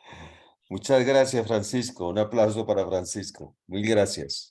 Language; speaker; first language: Spanish; native; Spanish